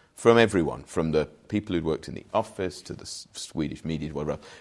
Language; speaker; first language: English; native; English